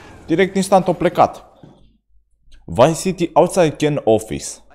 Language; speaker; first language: English; non-native, learner; Romanian